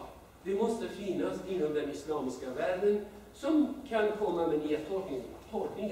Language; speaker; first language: Swedish; non-native, fluent; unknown